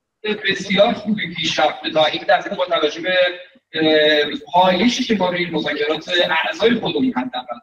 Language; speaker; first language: Persian; native; Persian